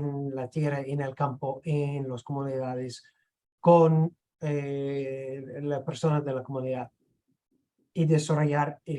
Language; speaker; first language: Spanish; non-native, fluent; English